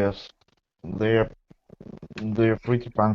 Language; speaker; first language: English; non-native, fluent; Russian